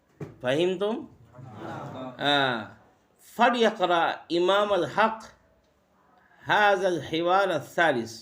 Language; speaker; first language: Arabic; non-native, fluent; Bangla